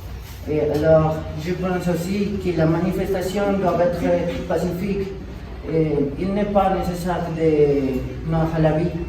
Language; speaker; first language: French; non-native, learner; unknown